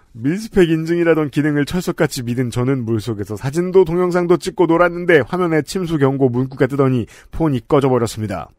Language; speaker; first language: Korean; native; Korean